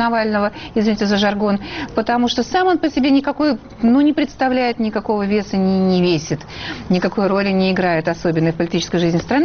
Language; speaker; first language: Russian; native; Russian